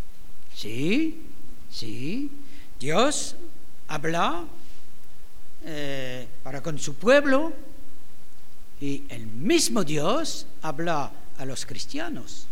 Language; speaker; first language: Spanish; non-native, fluent; French